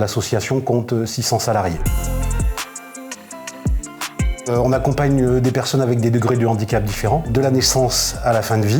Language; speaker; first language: French; native; French